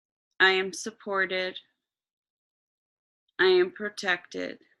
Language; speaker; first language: English; native; English